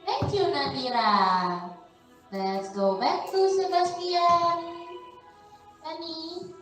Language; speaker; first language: English; non-native, fluent; Indonesian